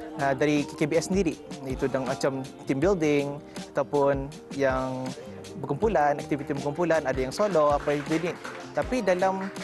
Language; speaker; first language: Malay; native; Malay